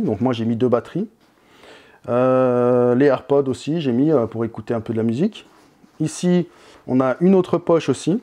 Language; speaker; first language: French; native; French